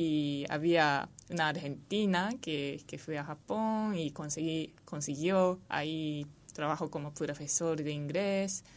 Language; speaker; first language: Spanish; non-native, fluent; Japanese